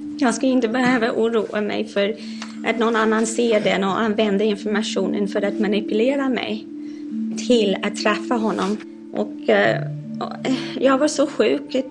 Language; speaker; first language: Swedish; non-native, fluent; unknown